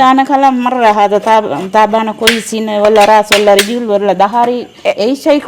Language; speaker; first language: Arabic; non-native, learner; Sinhala